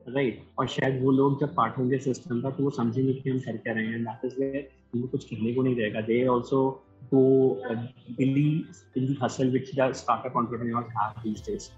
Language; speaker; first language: Hindi; native; Hindi